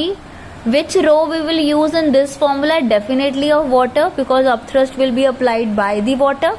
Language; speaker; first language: English; non-native, local second language; Hindi